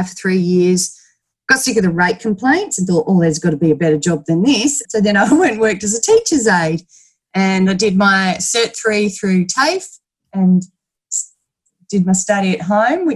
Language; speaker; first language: English; native; English